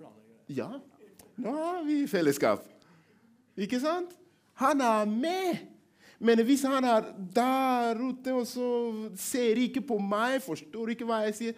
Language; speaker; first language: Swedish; non-native, learner; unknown